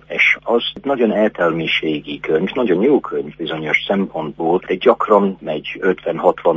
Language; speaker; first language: Hungarian; non-native, fluent; English